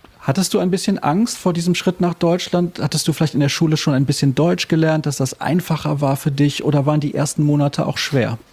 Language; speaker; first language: German; native; German